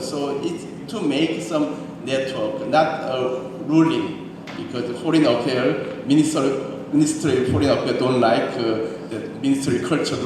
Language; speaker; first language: English; non-native, learner; Korean